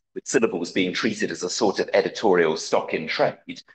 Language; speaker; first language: English; native; English